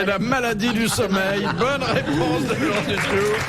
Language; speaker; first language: French; native; French